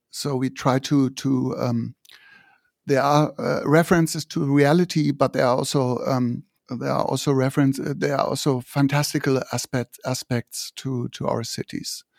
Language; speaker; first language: English; non-native, fluent; German